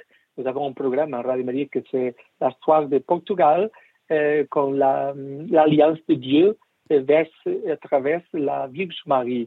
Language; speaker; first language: French; non-native, learner; Portuguese